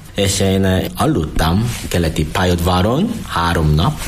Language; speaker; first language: Hungarian; non-native, learner; Korean